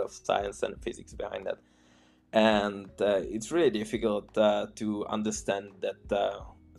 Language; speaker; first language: English; non-native, fluent; Czech